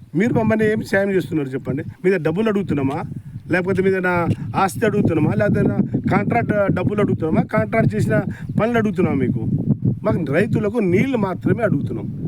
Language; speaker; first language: Telugu; non-native, local second language; Lambadi